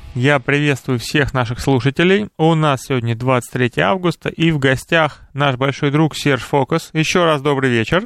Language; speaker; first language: Russian; native; Russian